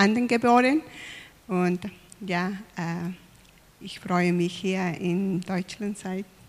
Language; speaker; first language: German; non-native, fluent; Spanish